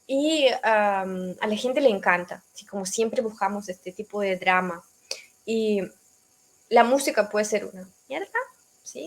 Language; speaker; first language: Spanish; non-native, fluent; Russian